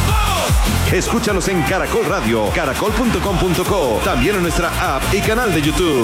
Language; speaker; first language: Spanish; native; Spanish